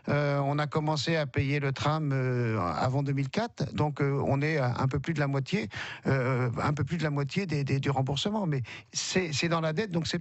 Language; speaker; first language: French; native; French